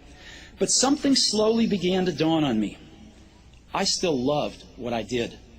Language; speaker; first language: English; native; English